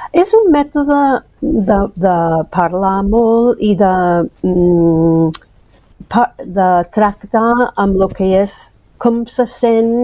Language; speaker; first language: Catalan; non-native, fluent; English